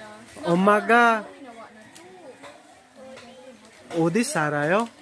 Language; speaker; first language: Korean; non-native, learner; Cebuano